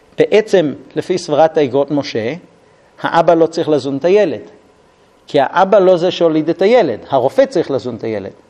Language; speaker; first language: Hebrew; native; Hebrew